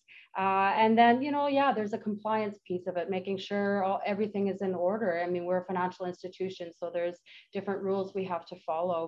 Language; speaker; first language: English; native; English